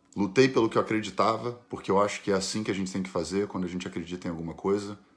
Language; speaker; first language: Portuguese; native; Portuguese